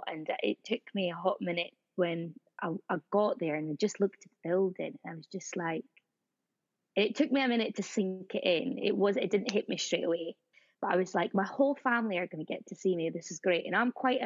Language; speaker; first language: English; native; English